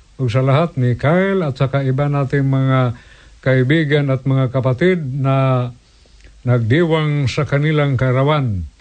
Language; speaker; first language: Filipino; non-native, local second language; Cebuano